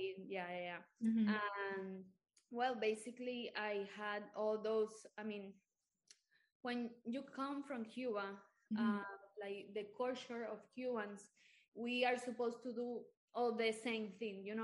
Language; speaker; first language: English; non-native, fluent; Spanish